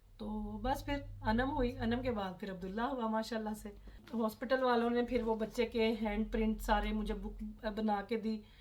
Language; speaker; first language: Urdu; non-native, local second language; Punjabi